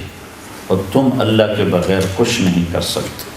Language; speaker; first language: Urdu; non-native, local second language; Punjabi